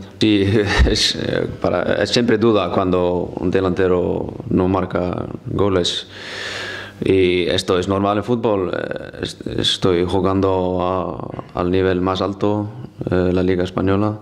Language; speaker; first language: Spanish; non-native, fluent; Icelandic